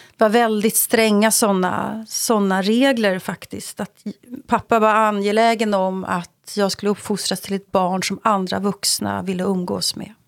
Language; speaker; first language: Swedish; native; Swedish